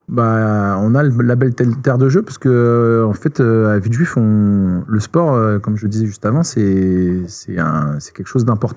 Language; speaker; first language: French; native; French